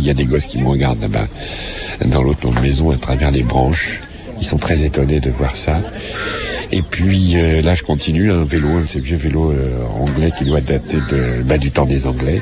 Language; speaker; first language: French; native; French